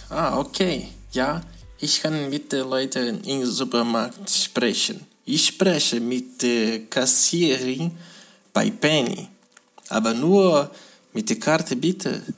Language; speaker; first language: German; non-native, learner; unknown